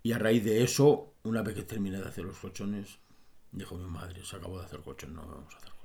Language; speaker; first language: Spanish; native; Spanish